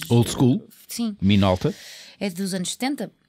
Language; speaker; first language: Portuguese; native; Portuguese